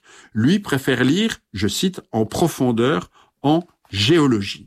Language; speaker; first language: French; native; French